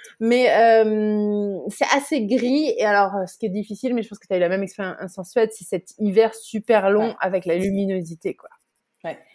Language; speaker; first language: French; native; French